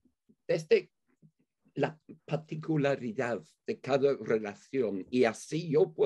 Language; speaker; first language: Spanish; non-native, fluent; English